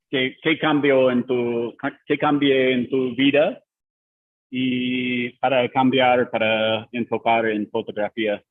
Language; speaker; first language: Spanish; non-native, learner; English